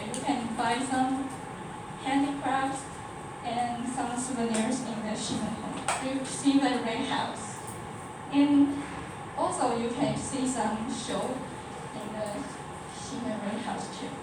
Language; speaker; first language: English; non-native, learner; Chinese